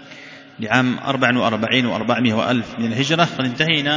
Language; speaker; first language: Arabic; native; Arabic